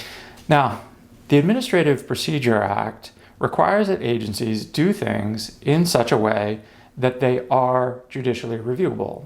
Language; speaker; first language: English; native; English